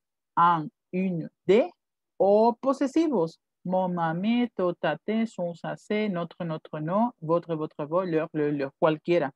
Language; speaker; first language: Spanish; native; Spanish